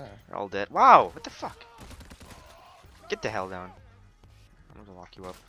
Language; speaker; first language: English; non-native, fluent; Swedish